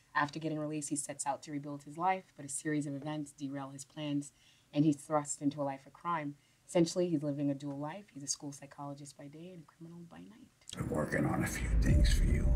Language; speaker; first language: English; native; English